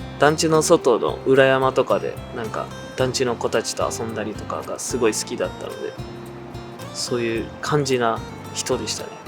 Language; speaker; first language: Japanese; early bilingual, other home language; Portuguese